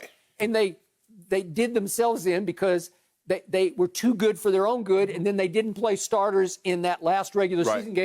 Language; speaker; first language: English; native; English